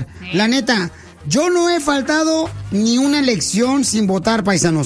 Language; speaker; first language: Spanish; native; Spanish